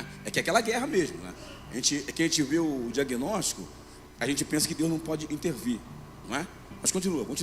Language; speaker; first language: Portuguese; native; Portuguese